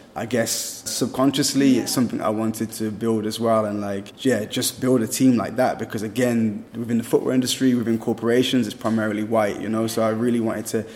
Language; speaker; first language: English; native; English